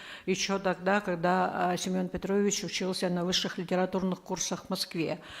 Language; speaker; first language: Russian; native; Russian